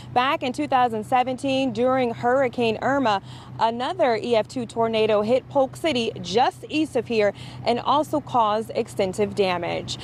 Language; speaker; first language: English; native; English